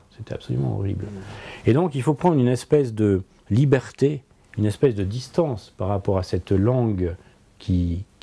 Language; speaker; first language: French; native; French